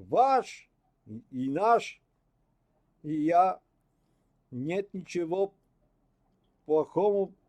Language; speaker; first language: Russian; non-native, learner; Bulgarian